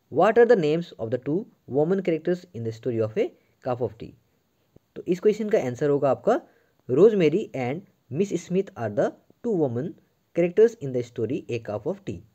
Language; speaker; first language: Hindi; non-native, local second language; Assamese